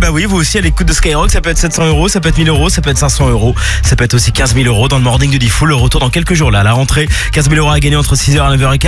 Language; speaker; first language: French; native; French